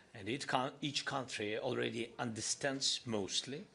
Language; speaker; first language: English; non-native, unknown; Ukrainian